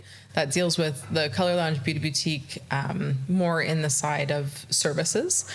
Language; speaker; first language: English; native; English